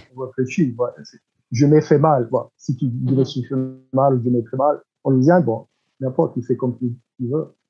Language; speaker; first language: French; non-native, fluent; English